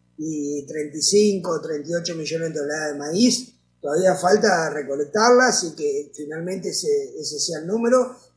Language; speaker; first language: Spanish; native; Spanish